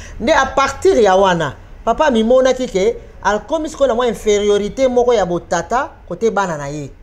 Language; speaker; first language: Lingala; native; Lingala